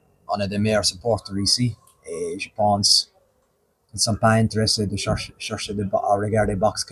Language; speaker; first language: French; non-native, fluent; English